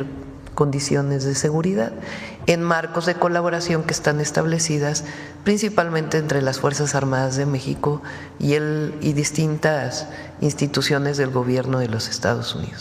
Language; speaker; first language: Spanish; native; Spanish